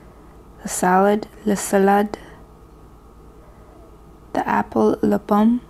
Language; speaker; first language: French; non-native, learner; English